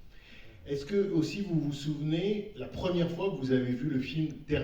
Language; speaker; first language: French; native; French